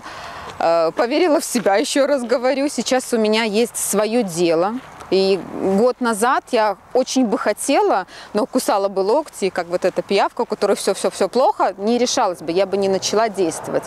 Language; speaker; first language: Russian; native; Russian